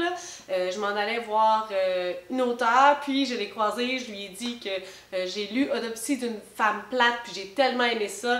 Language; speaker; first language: French; native; French